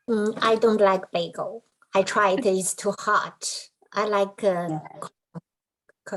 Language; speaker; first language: English; non-native, learner; Chinese